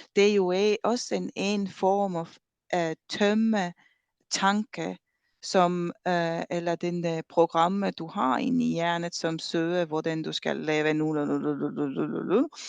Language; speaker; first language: Danish; non-native, fluent; Estonian